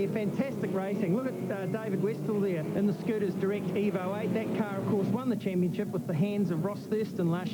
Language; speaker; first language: English; native; English